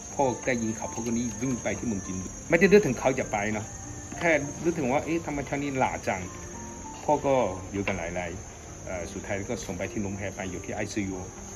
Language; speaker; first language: Thai; non-native, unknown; Chinese